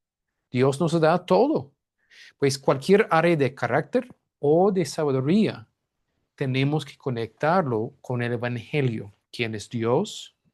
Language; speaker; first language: Spanish; non-native, fluent; English